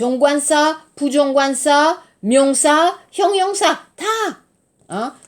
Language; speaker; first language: Korean; non-native, learner; French